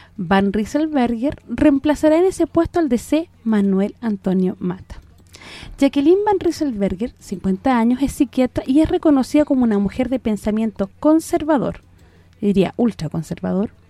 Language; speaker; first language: Spanish; native; Spanish